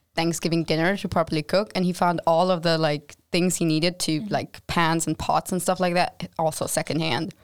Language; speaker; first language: English; non-native, fluent; German